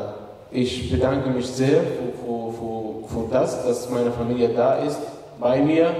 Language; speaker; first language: German; non-native, fluent; Arabic